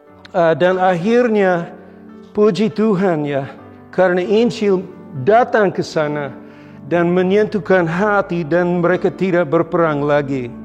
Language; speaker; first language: Indonesian; non-native, local second language; English